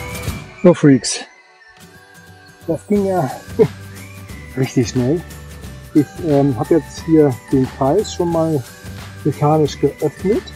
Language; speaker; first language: German; native; German